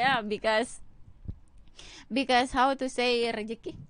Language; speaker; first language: English; non-native, learner; Indonesian